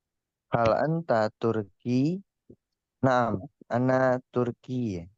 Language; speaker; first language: Arabic; non-native, learner; Indonesian